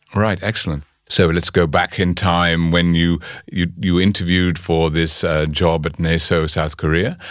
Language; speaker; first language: English; native; English